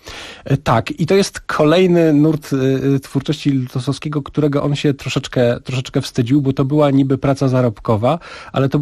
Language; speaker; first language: Polish; native; Polish